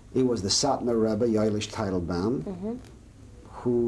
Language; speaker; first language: English; early bilingual, other home language; Serbian